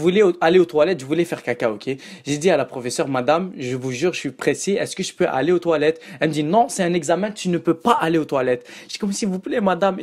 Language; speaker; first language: French; native; French